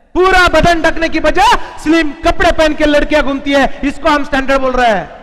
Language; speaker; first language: Hindi; non-native, local second language; Marathi